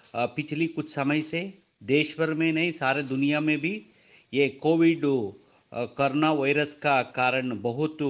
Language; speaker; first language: Hindi; non-native, local second language; Kannada